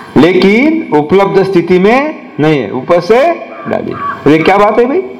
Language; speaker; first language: Hindi; non-native, local second language; Marathi